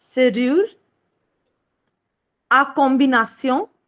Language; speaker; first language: French; non-native, learner; Hindi